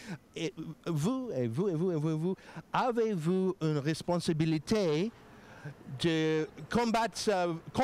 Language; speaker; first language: French; non-native, learner; English